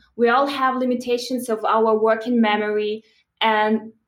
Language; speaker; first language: English; non-native, fluent; Russian